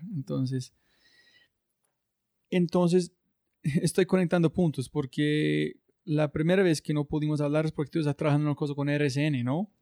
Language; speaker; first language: Spanish; non-native, learner; English